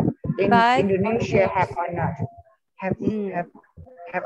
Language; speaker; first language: English; non-native, learner; Thai